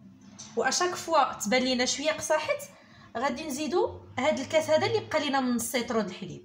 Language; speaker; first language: Arabic; native; Arabic